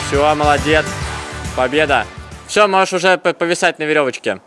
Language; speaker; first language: Russian; native; Russian